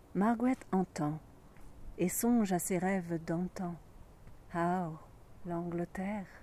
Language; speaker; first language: French; native; French